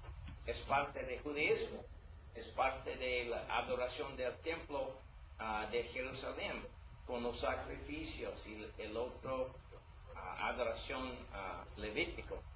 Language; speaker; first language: Spanish; non-native, learner; English